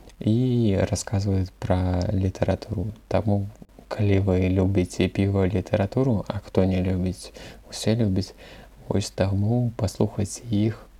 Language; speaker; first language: Belarusian; non-native, local second language; Russian